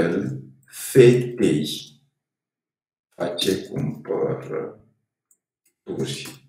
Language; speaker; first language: Romanian; non-native, fluent; French